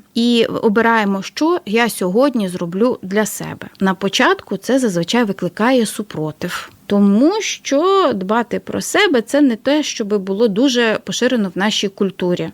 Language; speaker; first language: Ukrainian; native; Ukrainian